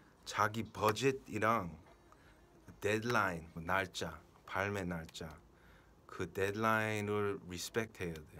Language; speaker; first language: Korean; early bilingual, heritage; Korean